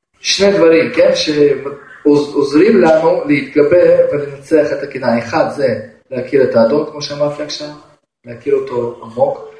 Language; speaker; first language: Hebrew; non-native, fluent; Russian